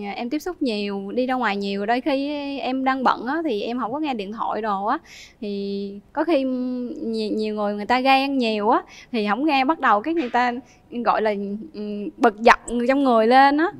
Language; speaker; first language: Vietnamese; native; Vietnamese